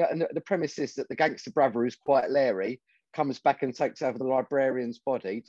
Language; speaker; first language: English; native; English